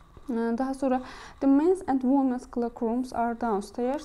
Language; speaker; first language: English; non-native, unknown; Azerbaijani